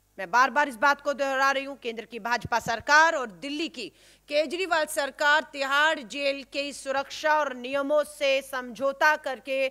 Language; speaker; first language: Hindi; native; Hindi